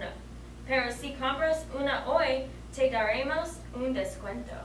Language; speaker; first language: Spanish; non-native, learner; English